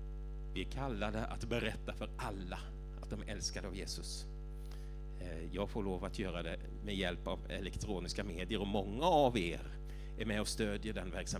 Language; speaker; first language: Swedish; native; Swedish